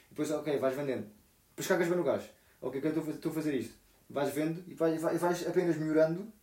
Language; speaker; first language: Portuguese; native; Portuguese